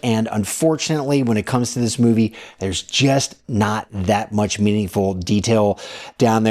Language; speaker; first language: English; native; English